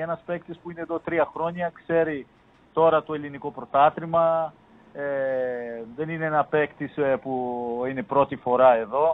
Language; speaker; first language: Greek; non-native, fluent; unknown